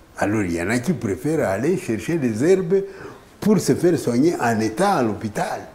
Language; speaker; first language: French; non-native, local second language; Kinyarwanda